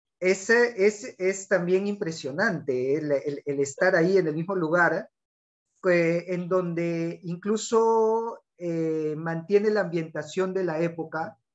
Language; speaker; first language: Spanish; native; Spanish